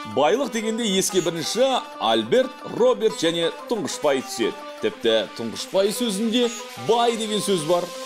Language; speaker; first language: Kazakh; native; Kazakh